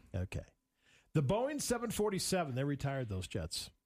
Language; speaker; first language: English; native; English